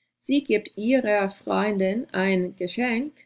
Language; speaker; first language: German; non-native, fluent; English